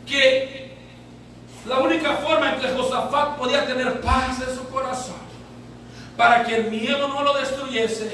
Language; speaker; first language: Spanish; native; Spanish